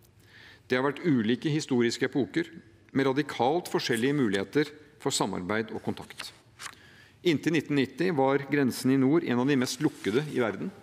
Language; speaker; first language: Norwegian; native; Norwegian